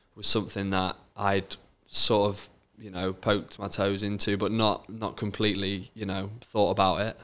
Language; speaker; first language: English; native; English